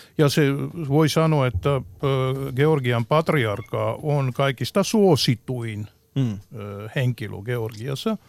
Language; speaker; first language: Finnish; non-native, fluent; Georgian